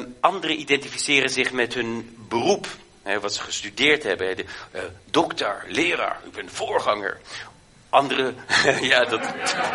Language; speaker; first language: Dutch; native; Dutch